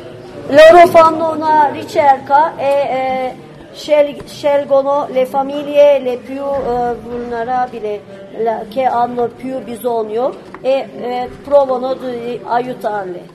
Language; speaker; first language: Italian; non-native, fluent; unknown